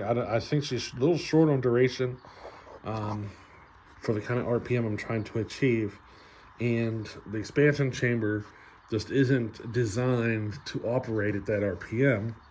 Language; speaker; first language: English; native; English